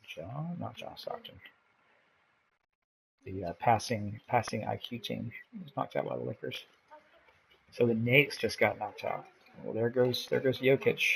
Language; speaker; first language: English; native; English